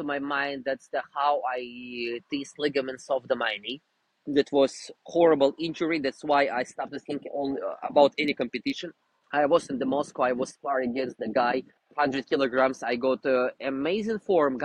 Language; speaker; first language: English; non-native, fluent; Russian